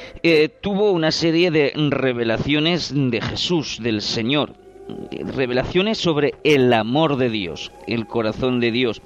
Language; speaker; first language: Spanish; native; Spanish